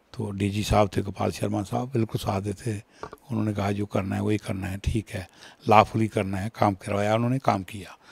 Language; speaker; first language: Hindi; non-native, local second language; Kashmiri